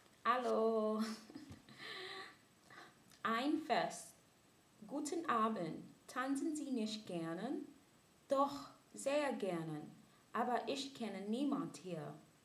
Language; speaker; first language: German; non-native, learner; English